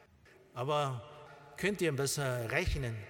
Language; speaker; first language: German; non-native, learner; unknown